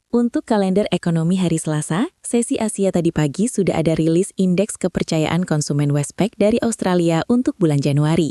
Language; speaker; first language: Indonesian; native; Indonesian